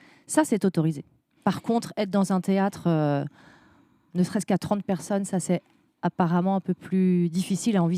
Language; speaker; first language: French; native; French